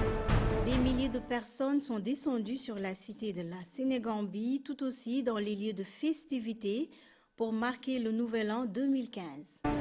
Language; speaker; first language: French; non-native, fluent; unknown